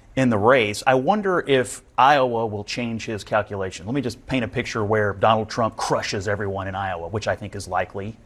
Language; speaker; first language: English; native; English